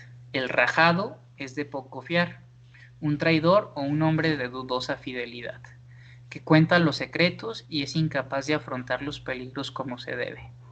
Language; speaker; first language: Spanish; native; Spanish